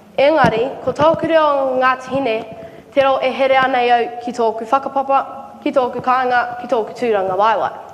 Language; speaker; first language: Māori; native; Māori